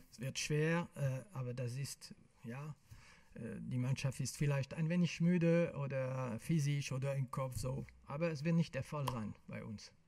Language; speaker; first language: German; non-native, local second language; French